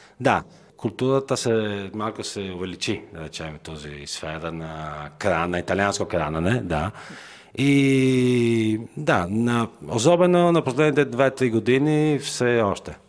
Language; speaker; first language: Bulgarian; non-native, fluent; Italian